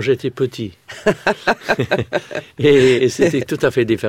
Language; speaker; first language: French; non-native, fluent; English